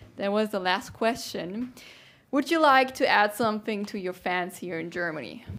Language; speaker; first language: English; non-native, fluent; German